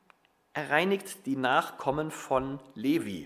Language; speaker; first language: German; native; German